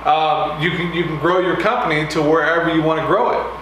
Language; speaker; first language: English; native; English